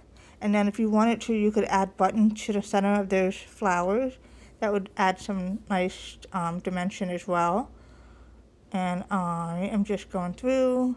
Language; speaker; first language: English; native; English